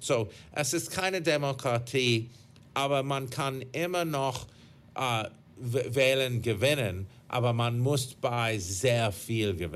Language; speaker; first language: German; non-native, fluent; English